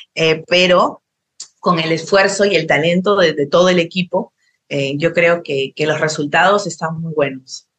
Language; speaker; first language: Spanish; native; Spanish